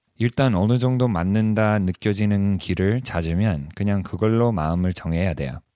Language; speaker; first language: Korean; non-native, fluent; English